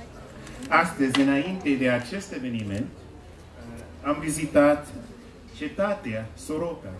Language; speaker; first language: Romanian; non-native, fluent; English